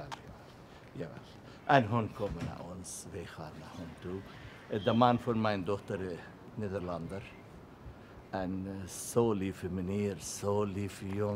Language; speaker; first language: Dutch; non-native, learner; Arabic